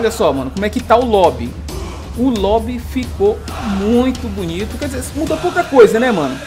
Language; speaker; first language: Portuguese; native; Portuguese